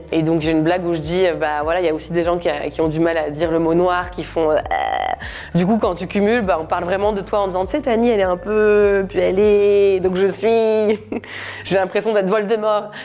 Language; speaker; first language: French; native; French